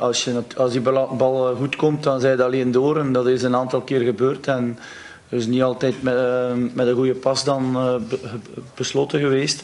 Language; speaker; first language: Dutch; native; Dutch